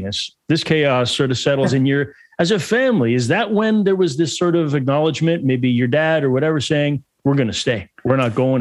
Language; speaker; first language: English; native; English